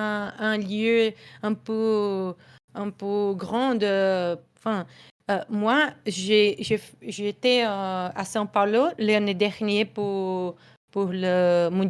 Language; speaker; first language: French; non-native, fluent; Portuguese